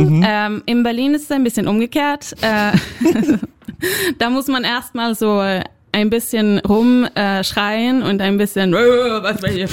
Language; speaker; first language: German; non-native, fluent; Swedish